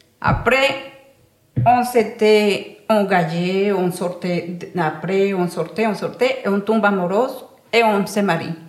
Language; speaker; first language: French; non-native, learner; Spanish